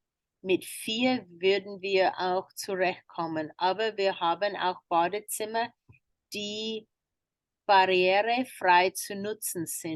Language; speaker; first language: German; non-native, fluent; English